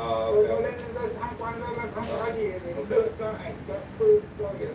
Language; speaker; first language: Vietnamese; native; Vietnamese